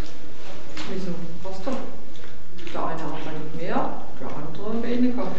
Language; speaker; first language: German; native; German